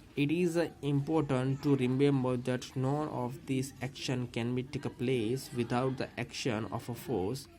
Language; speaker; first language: English; non-native, local second language; Gujarati